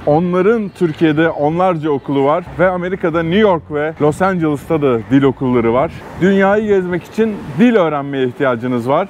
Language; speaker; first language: Turkish; native; Turkish